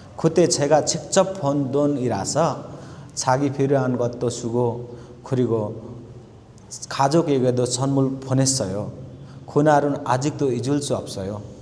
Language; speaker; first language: Korean; non-native, fluent; Nepali